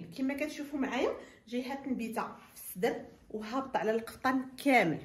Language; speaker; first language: Arabic; native; Arabic